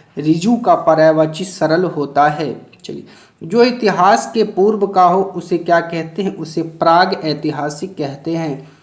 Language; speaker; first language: Hindi; native; Hindi